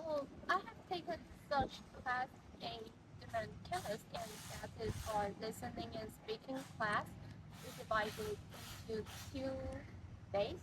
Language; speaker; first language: English; non-native, fluent; Chinese